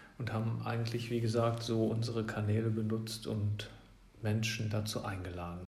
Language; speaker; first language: German; native; German